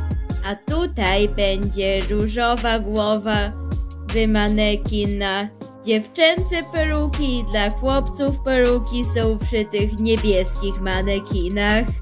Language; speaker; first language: Polish; early bilingual, heritage; Polish